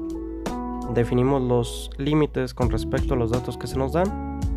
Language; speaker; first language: Spanish; native; Spanish